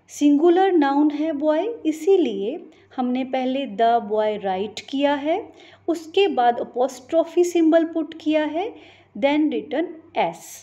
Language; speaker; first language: Hindi; native; Hindi